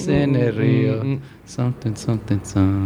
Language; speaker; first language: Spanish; early bilingual, heritage; Spanish